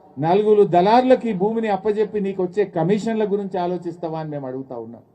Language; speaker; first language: Telugu; native; Telugu